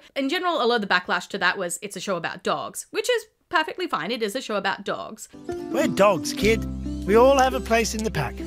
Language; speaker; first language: English; native; English